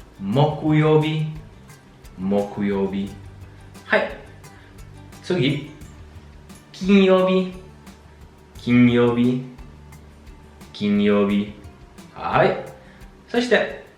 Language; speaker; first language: Japanese; non-native, fluent; Polish